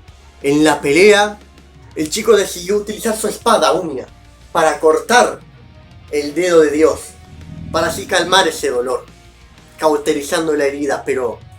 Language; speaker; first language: Spanish; native; Spanish